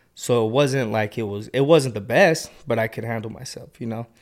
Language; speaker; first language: English; native; English